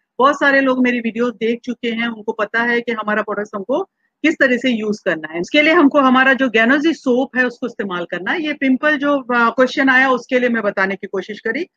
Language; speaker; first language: Hindi; non-native, local second language; Marathi